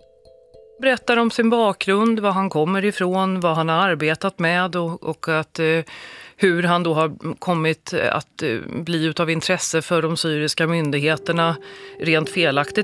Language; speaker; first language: Swedish; native; Swedish